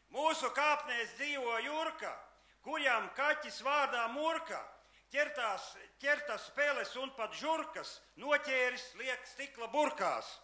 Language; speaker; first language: Latvian; native; Latvian